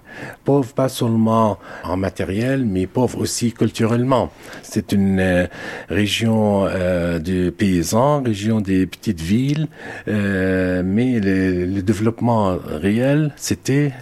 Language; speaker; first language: French; non-native, local second language; Arabic